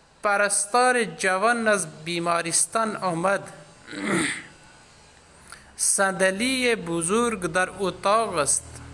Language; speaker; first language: Persian; non-native, fluent; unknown